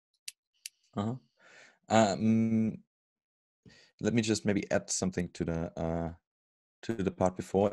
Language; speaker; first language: English; non-native, fluent; German